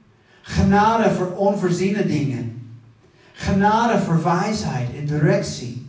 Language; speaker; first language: Dutch; non-native, fluent; English